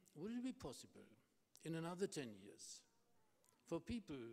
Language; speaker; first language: English; non-native, fluent; German